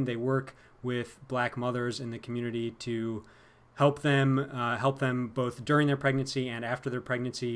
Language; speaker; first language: English; native; English